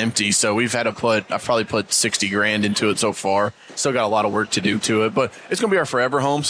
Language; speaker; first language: English; native; English